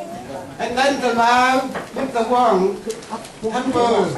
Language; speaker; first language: English; non-native, fluent; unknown